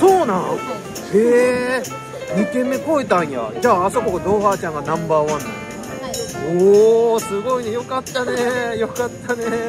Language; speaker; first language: Japanese; native; Japanese